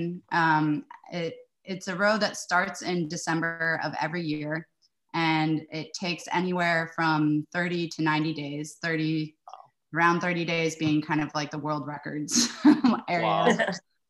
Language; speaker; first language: English; native; English